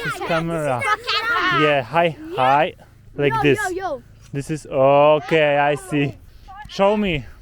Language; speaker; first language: English; non-native, learner; Polish